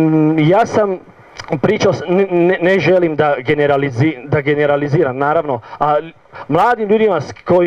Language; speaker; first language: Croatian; non-native, learner; Italian